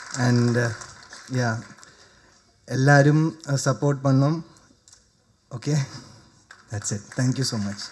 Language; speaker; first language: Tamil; non-native, learner; Malayalam